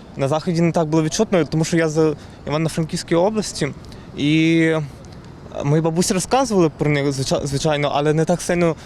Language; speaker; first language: Ukrainian; native; Ukrainian